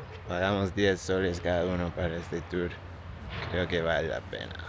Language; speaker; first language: Spanish; non-native, fluent; English